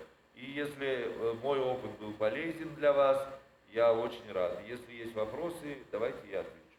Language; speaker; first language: Russian; native; Russian